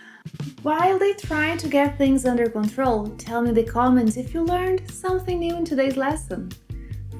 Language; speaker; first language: English; non-native, fluent; Portuguese